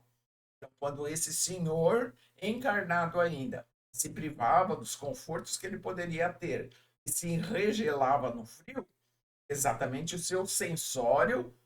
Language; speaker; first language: Portuguese; native; Portuguese